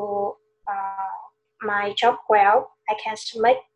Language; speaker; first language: English; non-native, learner; Vietnamese